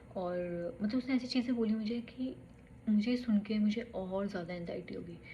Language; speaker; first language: Hindi; native; Hindi